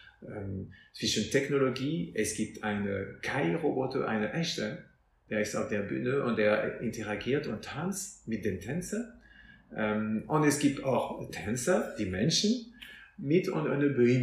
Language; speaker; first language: German; non-native, fluent; French